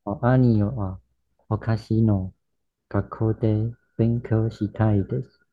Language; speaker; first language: Japanese; non-native, learner; Chinese